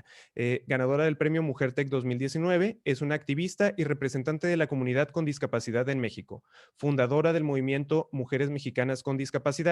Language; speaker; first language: Spanish; native; Spanish